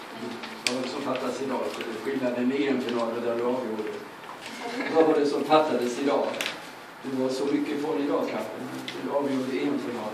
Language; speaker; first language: Swedish; native; Swedish